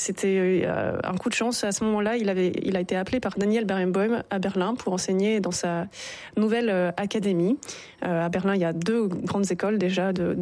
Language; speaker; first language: French; native; French